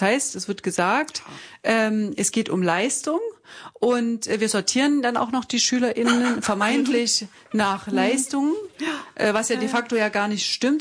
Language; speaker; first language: German; native; German